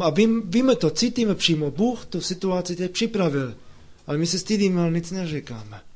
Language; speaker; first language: Czech; non-native, fluent; German